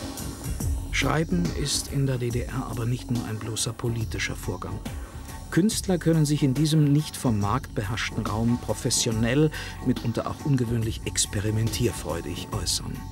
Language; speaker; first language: German; native; German